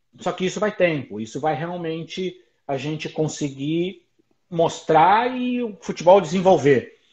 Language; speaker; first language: Portuguese; native; Portuguese